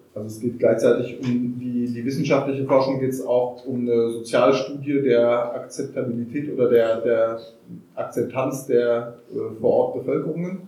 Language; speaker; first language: German; native; German